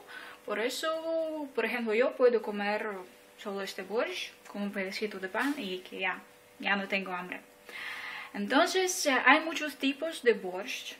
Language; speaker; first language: Spanish; non-native, fluent; Ukrainian